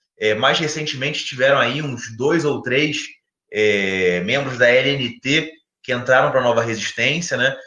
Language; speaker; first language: Portuguese; native; Portuguese